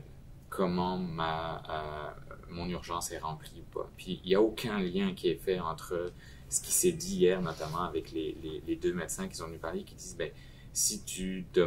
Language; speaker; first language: French; native; French